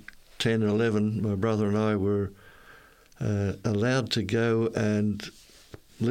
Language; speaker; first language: English; native; English